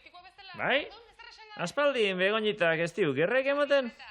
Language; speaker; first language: Basque; native; Basque